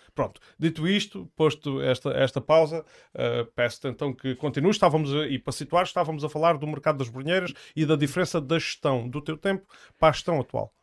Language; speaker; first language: Portuguese; native; Portuguese